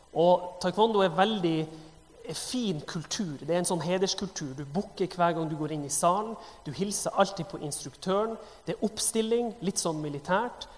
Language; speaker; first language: Norwegian; native; Norwegian